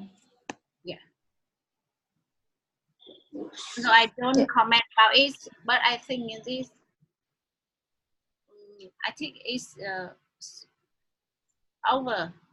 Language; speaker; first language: English; non-native, learner; Vietnamese